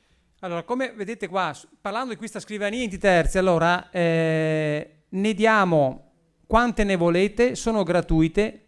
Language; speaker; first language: Italian; native; Italian